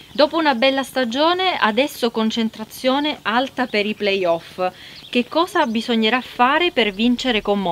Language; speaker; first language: Italian; native; Italian